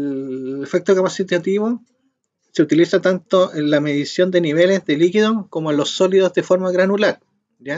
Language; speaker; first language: Spanish; native; Spanish